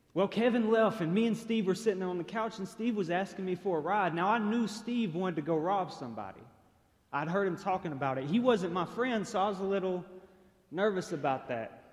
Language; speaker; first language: English; native; English